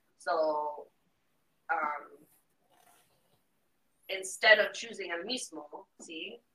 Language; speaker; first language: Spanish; non-native, learner; English